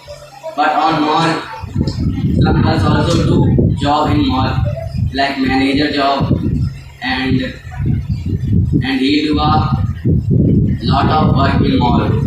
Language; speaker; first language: English; non-native, learner; Hindi